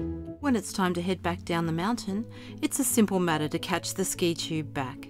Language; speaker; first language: English; native; English